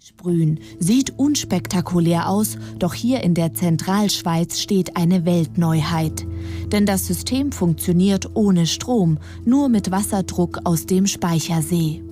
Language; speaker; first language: German; native; German